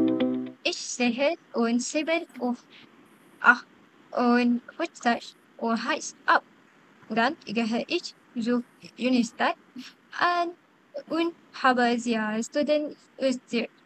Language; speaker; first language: German; non-native, learner; Malay